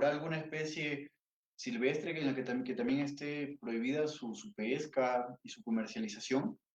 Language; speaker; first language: Spanish; native; Spanish